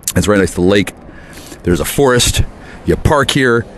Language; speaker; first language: English; native; English